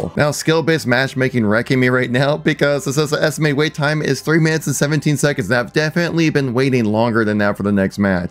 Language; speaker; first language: English; native; English